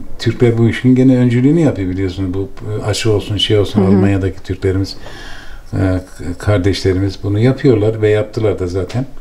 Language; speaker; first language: Turkish; native; Turkish